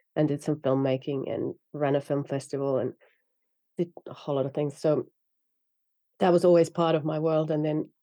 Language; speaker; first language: English; non-native, fluent; Finnish